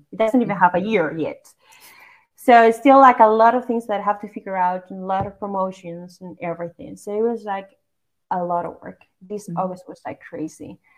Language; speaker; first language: English; non-native, fluent; Basque